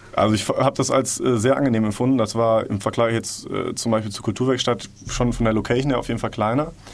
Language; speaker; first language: German; native; German